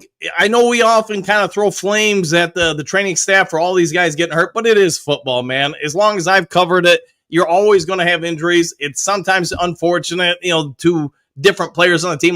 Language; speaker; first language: English; native; English